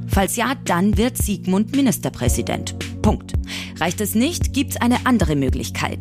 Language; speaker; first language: German; native; German